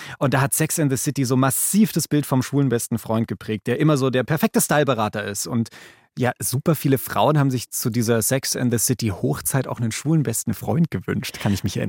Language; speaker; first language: German; native; German